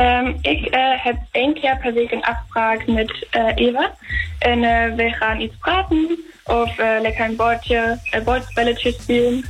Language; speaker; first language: Dutch; non-native, learner; German